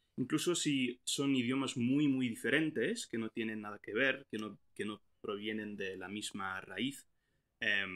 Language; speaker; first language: Spanish; non-native, fluent; English